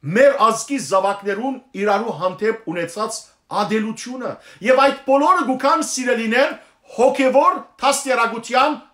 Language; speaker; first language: Armenian; early bilingual, heritage; Armenian